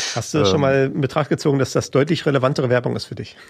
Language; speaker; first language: German; native; German